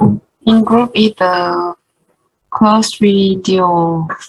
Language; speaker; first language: English; non-native, learner; Vietnamese